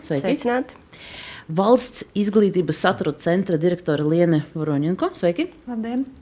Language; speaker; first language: Latvian; native; Latvian